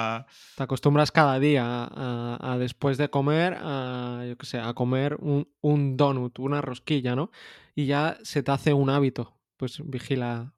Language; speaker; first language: Spanish; native; Spanish